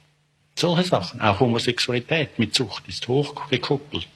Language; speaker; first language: German; native; German